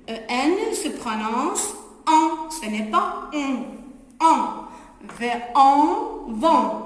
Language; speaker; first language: French; non-native, local second language; Arabic